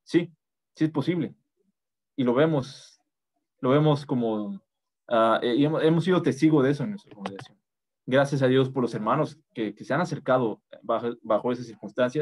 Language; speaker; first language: Spanish; native; Spanish